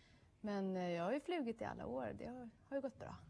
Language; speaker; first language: Swedish; native; Swedish